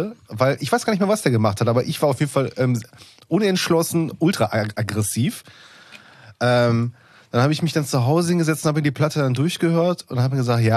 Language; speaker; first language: German; native; German